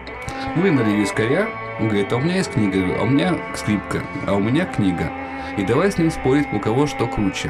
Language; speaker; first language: Russian; native; Russian